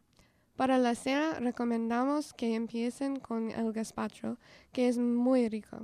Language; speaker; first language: Spanish; non-native, fluent; English